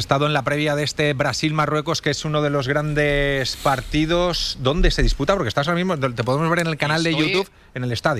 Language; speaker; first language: Spanish; native; Spanish